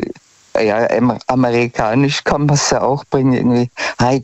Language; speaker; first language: German; native; German